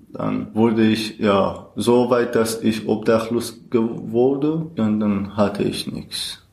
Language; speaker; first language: German; non-native, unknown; Kurdish